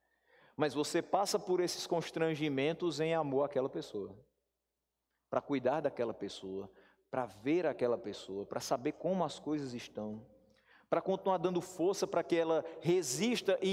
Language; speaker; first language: Portuguese; native; Portuguese